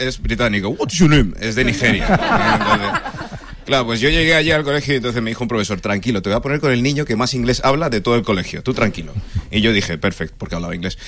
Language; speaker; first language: Spanish; early bilingual, other home language; English